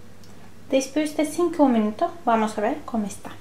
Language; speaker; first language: Spanish; non-native, learner; Turkish